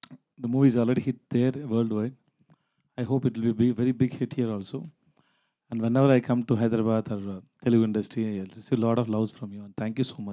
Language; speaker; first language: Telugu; non-native, learner; Tamil